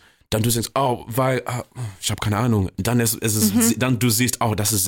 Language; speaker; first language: German; non-native, fluent; English